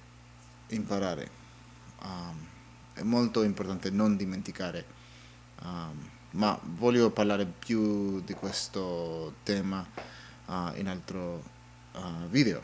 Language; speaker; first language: Italian; non-native, learner; English